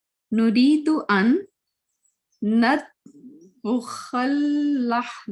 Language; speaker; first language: Arabic; non-native, learner; Urdu